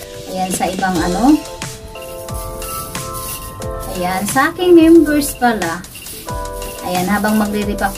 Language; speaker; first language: Filipino; non-native, local second language; Cebuano